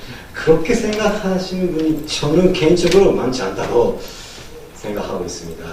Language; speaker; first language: Korean; non-native, learner; Japanese